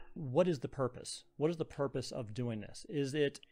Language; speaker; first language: English; native; English